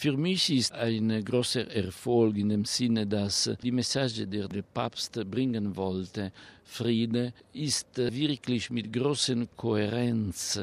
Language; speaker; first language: German; non-native, fluent; Italian